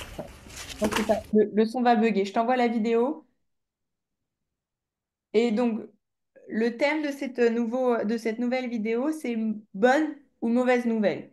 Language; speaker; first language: French; native; French